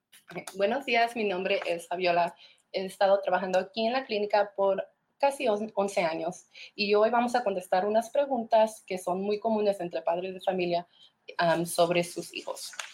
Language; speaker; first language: Spanish; early bilingual, heritage; Spanish